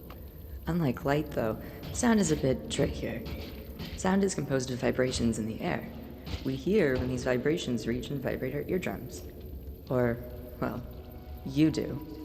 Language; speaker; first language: English; native; English